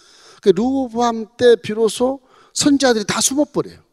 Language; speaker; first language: Korean; native; Korean